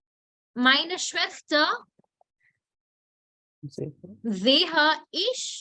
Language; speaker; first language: German; non-native, fluent; Hindi